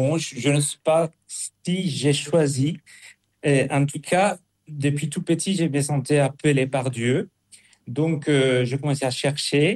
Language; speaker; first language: French; non-native, fluent; Spanish